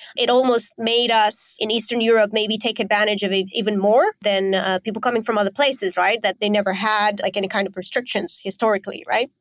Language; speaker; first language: English; non-native, fluent; Romanian